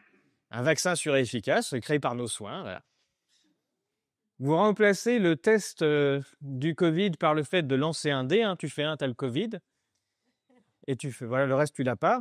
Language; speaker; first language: French; native; French